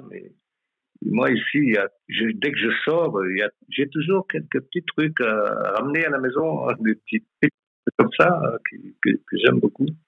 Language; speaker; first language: French; non-native, local second language; Malagasy